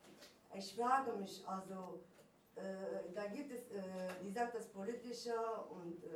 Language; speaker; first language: German; non-native, learner; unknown